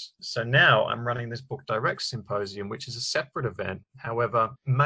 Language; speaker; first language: English; native; English